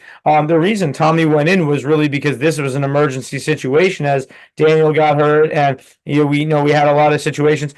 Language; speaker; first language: English; native; English